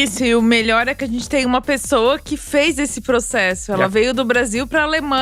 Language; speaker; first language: Portuguese; native; Portuguese